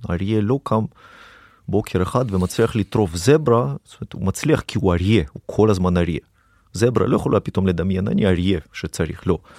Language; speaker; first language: Hebrew; early bilingual, other home language; Russian